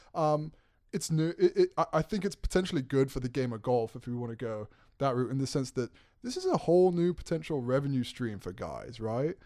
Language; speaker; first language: English; native; English